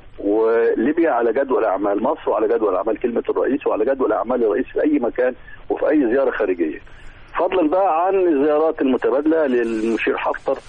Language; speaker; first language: Arabic; native; Arabic